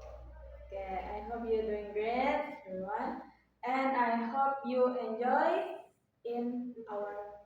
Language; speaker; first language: English; non-native, fluent; Indonesian